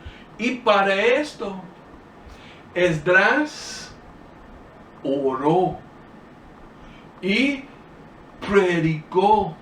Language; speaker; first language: Spanish; non-native, fluent; English